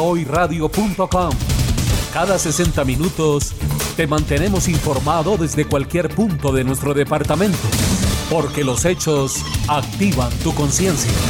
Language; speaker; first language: Spanish; native; Spanish